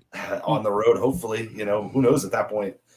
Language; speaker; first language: English; native; English